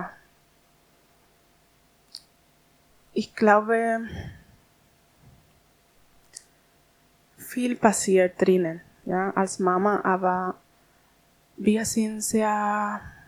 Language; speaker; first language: German; non-native, learner; Spanish